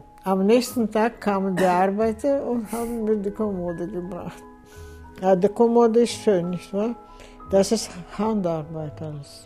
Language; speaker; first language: German; non-native, fluent; Russian